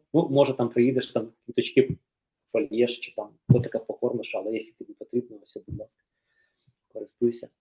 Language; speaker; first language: Ukrainian; native; Ukrainian